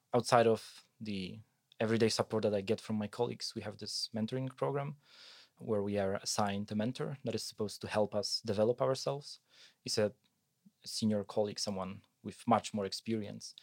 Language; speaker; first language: English; non-native, fluent; Polish